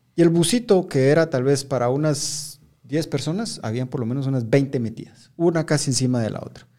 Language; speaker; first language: Spanish; native; Spanish